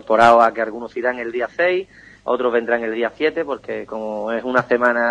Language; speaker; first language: Spanish; native; Spanish